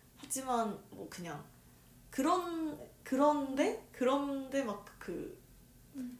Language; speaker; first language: Korean; native; Korean